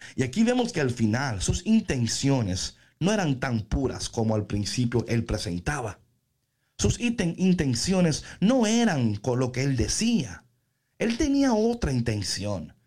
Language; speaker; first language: Spanish; native; Spanish